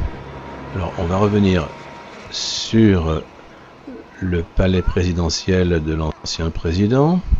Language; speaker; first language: French; native; French